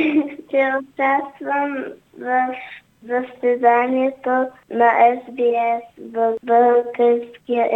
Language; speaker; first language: Bulgarian; early bilingual, heritage; Bulgarian